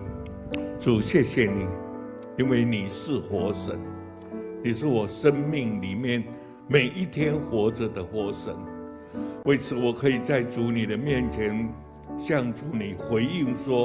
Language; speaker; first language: Chinese; native; Chinese